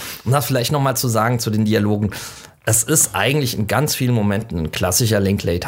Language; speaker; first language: German; native; German